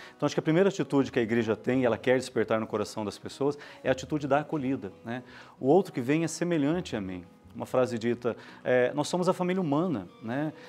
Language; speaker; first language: Portuguese; native; Portuguese